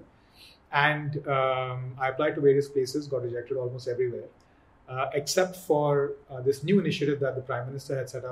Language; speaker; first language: English; non-native, local second language; Hindi